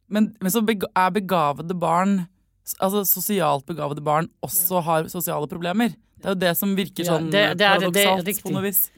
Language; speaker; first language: Norwegian; native; Norwegian